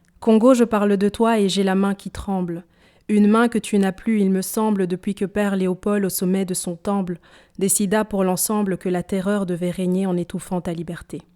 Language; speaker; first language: French; early bilingual, other home language; Swahili